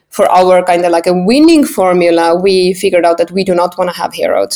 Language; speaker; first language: English; non-native, fluent; Estonian